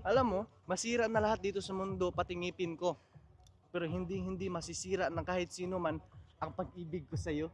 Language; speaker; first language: Filipino; native; Filipino